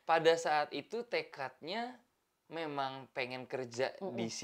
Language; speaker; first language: Indonesian; native; Indonesian